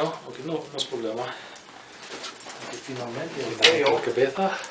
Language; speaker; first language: Spanish; non-native, learner; English